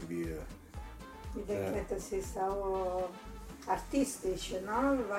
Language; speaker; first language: German; non-native, learner; Italian